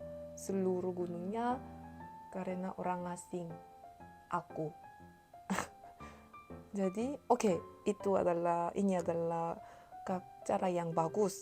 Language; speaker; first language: Indonesian; non-native, learner; Korean